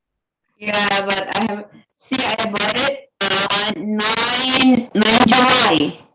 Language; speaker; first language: English; non-native, learner; Indonesian